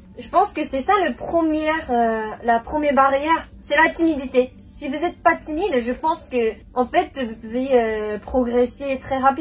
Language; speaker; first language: French; non-native, fluent; Japanese